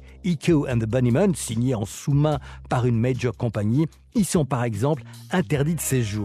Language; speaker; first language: French; native; French